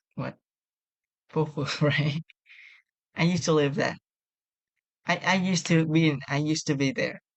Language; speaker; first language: English; non-native, fluent; Vietnamese